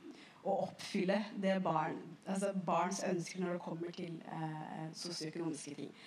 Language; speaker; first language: Norwegian; early bilingual, other home language; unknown